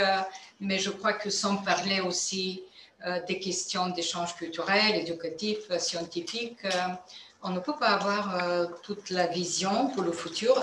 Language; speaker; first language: French; non-native, fluent; Bulgarian